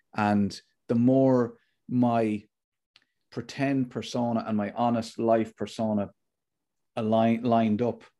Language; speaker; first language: English; native; English